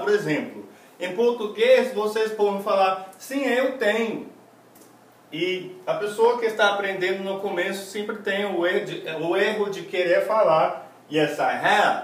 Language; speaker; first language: Portuguese; non-native, fluent; English